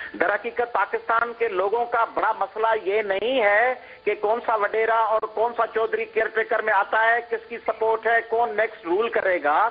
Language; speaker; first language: Urdu; non-native, local second language; Sindhi